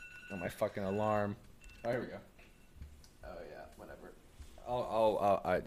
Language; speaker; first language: English; native; English